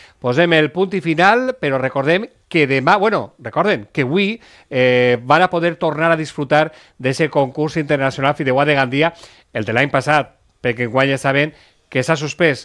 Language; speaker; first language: Catalan; native; Catalan